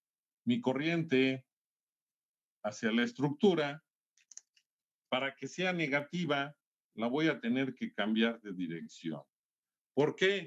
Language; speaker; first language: Spanish; native; Spanish